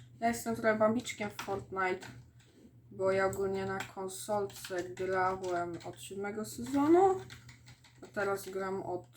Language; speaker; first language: Polish; native; Polish